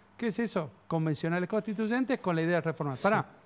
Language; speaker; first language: Spanish; native; Spanish